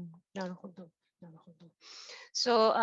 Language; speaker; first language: Japanese; native; Japanese